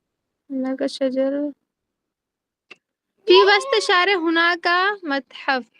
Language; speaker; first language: Arabic; non-native, learner; Urdu